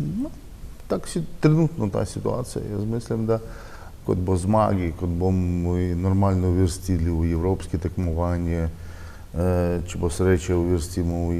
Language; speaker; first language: Slovenian; non-native, learner; Russian